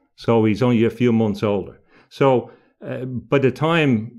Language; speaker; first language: English; native; English